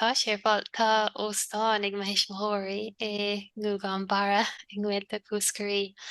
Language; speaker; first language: Irish; native; Irish